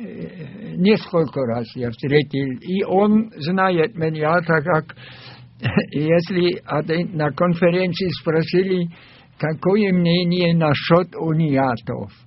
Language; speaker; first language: Russian; non-native, fluent; German